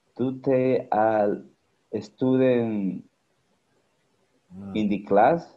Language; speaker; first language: English; non-native, learner; Spanish